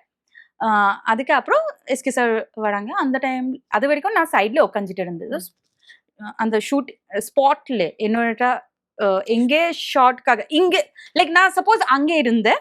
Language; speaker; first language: Tamil; non-native, local second language; Bangla